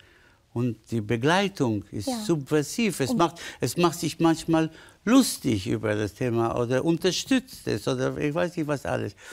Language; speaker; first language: German; non-native, fluent; Spanish